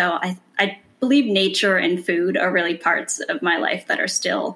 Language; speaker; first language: English; native; English